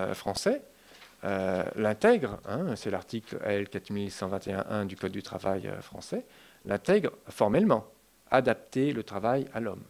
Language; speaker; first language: French; native; French